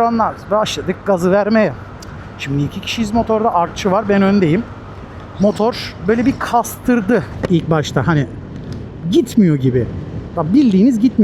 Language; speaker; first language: Turkish; native; Turkish